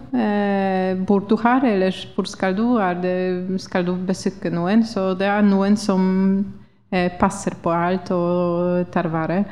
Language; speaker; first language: Norwegian; non-native, fluent; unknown